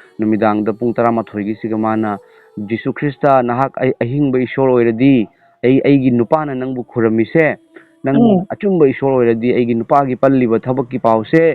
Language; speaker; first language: Manipuri; native; Manipuri